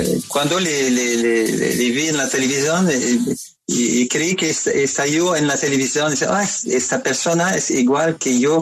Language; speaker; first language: Spanish; non-native, learner; French